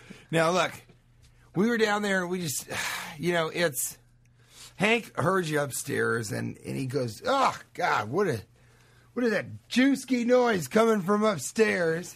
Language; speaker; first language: English; native; English